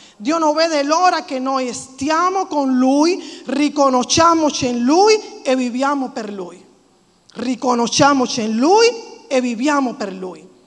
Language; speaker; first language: Italian; non-native, fluent; Spanish